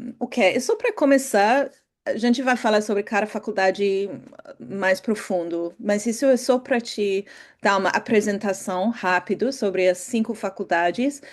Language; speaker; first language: Portuguese; non-native, fluent; English